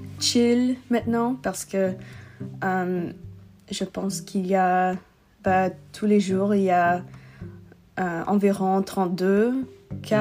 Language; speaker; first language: French; non-native, learner; English